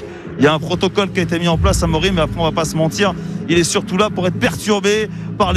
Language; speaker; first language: French; native; French